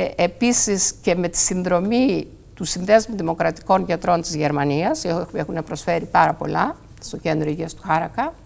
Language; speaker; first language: Greek; native; Greek